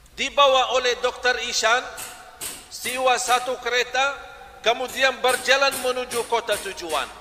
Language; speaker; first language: Malay; non-native, fluent; Arabic